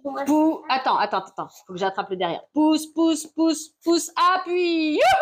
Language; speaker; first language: French; native; French